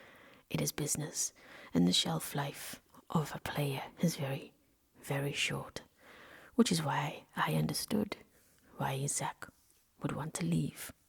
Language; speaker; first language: English; non-native, local second language; Welsh